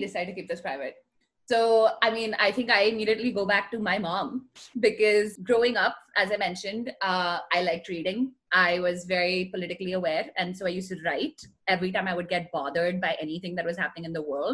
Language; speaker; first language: English; non-native, local second language; Hindi